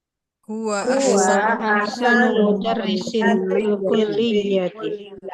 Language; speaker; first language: Arabic; non-native, learner; Indonesian